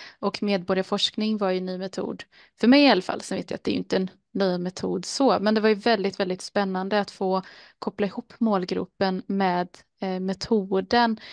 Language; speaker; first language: Swedish; native; Swedish